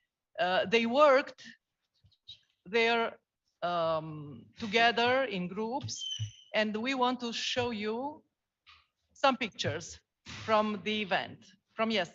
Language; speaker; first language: English; non-native, fluent; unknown